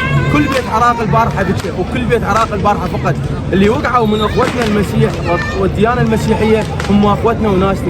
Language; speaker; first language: Arabic; native; Arabic